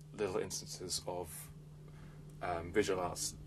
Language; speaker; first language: English; native; English